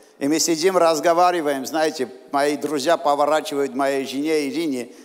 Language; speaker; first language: Russian; non-native, local second language; Armenian